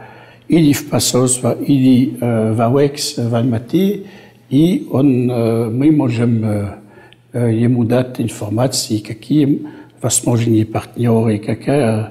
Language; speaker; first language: Russian; non-native, fluent; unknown